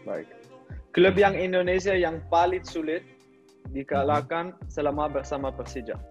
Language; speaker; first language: Indonesian; non-native, learner; Dutch